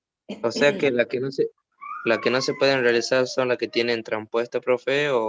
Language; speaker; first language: Spanish; native; Spanish